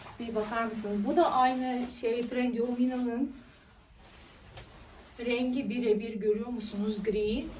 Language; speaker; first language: Turkish; non-native, fluent; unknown